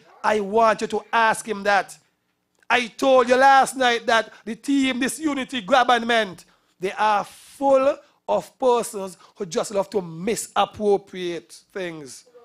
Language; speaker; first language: English; native; English